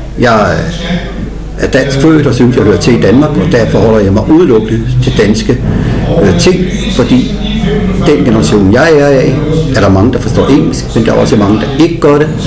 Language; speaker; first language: Danish; native; Danish